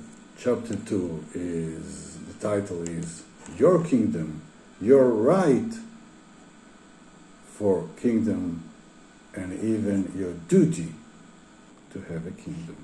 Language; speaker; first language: English; non-native, fluent; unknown